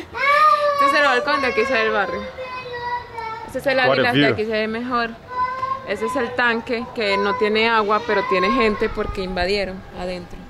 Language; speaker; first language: Spanish; native; Spanish